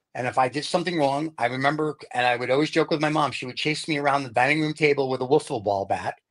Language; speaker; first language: English; native; English